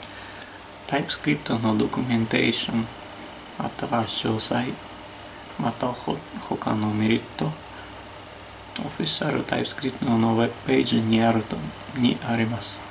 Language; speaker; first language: Japanese; non-native, fluent; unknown